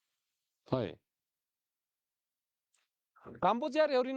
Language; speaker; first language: Japanese; non-native, fluent; Nepali